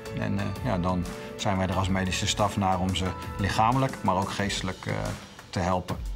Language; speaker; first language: Dutch; native; Dutch